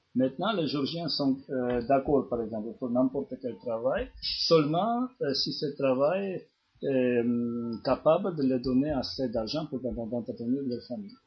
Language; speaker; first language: French; non-native, fluent; Georgian